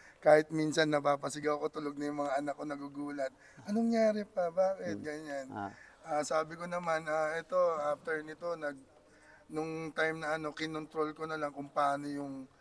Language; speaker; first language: Filipino; native; Filipino